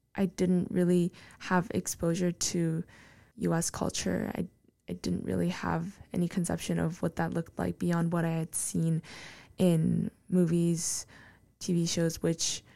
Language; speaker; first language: English; non-native, fluent; Korean